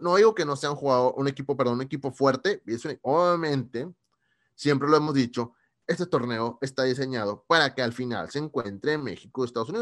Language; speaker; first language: Spanish; native; Spanish